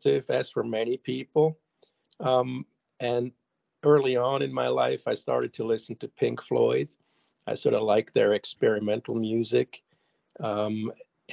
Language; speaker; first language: English; non-native, fluent; German